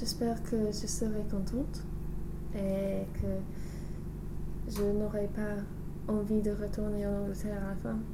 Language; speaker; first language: French; non-native, learner; English